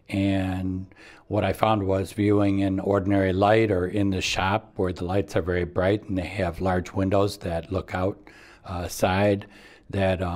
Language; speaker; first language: English; native; English